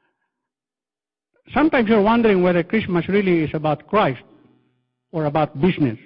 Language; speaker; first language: English; non-native, local second language; Filipino